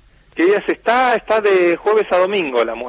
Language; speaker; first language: Spanish; native; Spanish